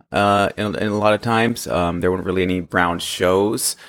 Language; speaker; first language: English; early bilingual, other home language; Hindi